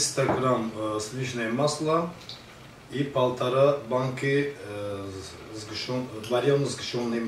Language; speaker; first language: Russian; non-native, learner; Azerbaijani